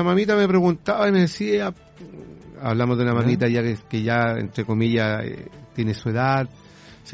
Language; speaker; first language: Spanish; native; Spanish